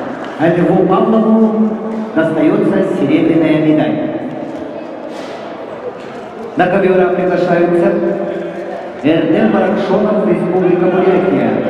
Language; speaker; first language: Russian; native; Russian